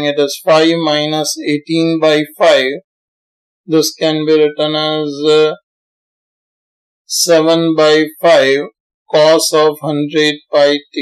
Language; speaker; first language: English; non-native, local second language; Hindi